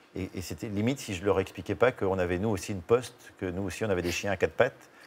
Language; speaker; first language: French; native; French